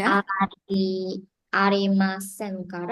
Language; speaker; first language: Japanese; non-native, learner; Indonesian